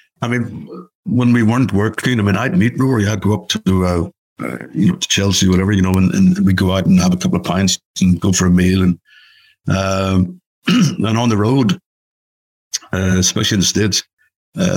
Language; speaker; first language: English; native; English